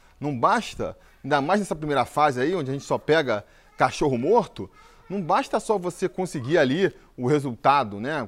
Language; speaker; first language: Portuguese; native; Portuguese